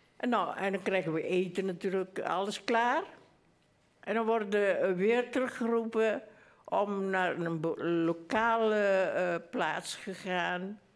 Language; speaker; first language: Dutch; early bilingual, other home language; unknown